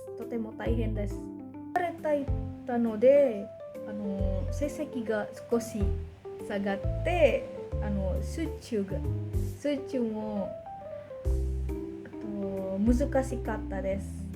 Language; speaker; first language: Japanese; non-native, learner; Indonesian